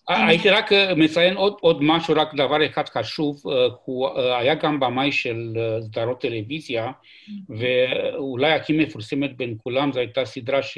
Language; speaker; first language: Hebrew; non-native, fluent; Romanian